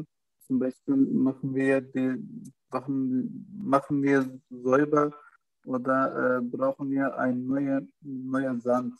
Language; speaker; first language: German; non-native, learner; Turkish